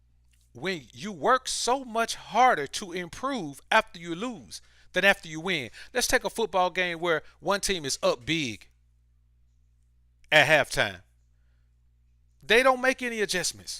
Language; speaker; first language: English; native; English